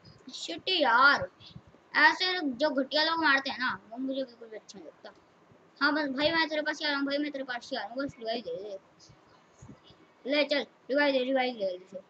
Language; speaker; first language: Hindi; native; Hindi